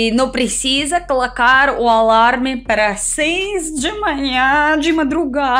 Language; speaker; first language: Portuguese; non-native, fluent; Russian